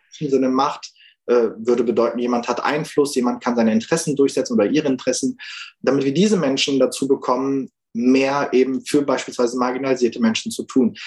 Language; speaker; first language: German; early bilingual, other home language; Turkish